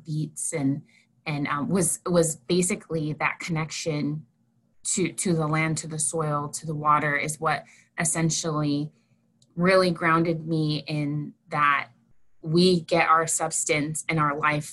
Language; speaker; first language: English; native; English